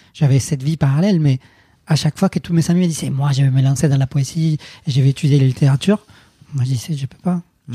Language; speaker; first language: French; non-native, fluent; Spanish